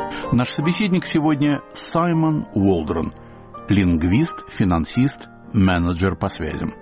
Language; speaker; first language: Russian; native; Russian